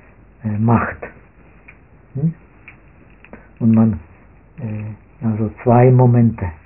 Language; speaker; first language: German; non-native, fluent; Czech